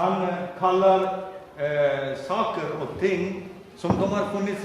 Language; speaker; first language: Swedish; non-native, fluent; Urdu